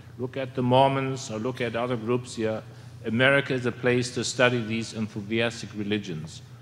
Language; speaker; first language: English; non-native, fluent; German